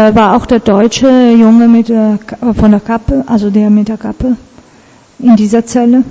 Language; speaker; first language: German; non-native, fluent; Italian